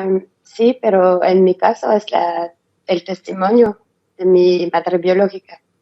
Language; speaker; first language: Spanish; non-native, learner; French